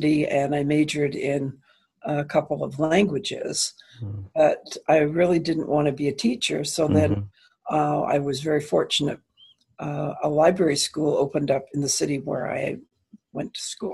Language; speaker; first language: English; native; English